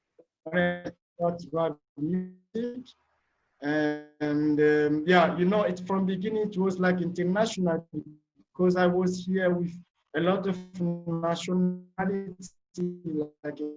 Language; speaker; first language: English; non-native, learner; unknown